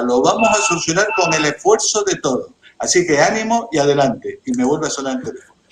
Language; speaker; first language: Spanish; native; Spanish